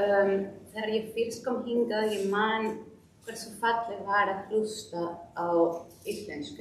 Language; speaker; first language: Icelandic; non-native, fluent; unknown